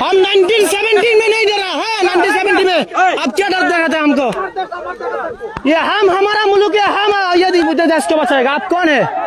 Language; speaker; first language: Hindi; non-native, learner; Bangla